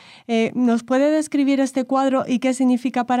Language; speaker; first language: Spanish; native; Spanish